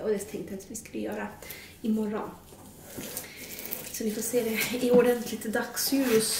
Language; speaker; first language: Swedish; native; Swedish